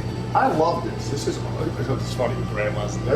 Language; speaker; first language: English; native; English